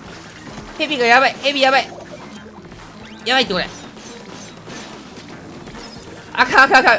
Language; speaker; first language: Japanese; native; Japanese